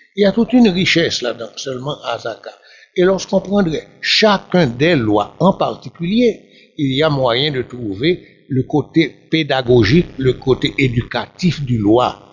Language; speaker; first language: French; non-native, local second language; Haitian Creole